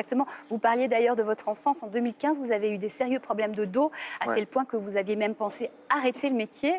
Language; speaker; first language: French; native; French